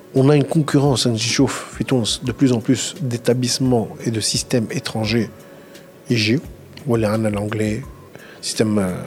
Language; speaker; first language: French; non-native, local second language; Arabic